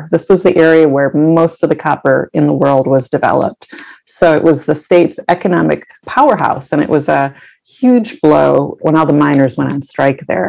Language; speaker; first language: English; native; English